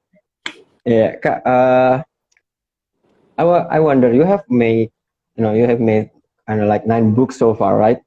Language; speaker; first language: English; non-native, fluent; Indonesian